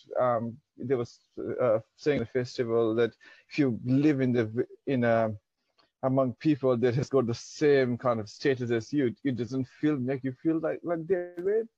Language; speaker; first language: English; non-native, local second language; Persian